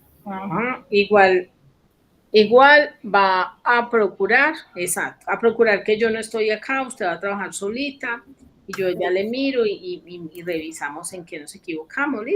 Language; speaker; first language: Spanish; native; Spanish